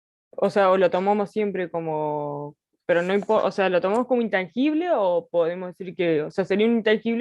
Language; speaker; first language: Spanish; native; Spanish